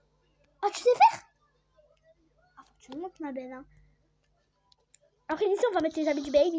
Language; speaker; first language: French; native; French